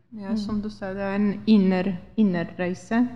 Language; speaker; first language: Norwegian; non-native, fluent; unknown